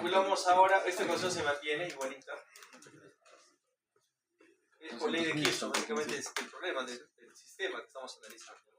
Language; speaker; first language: Spanish; native; Spanish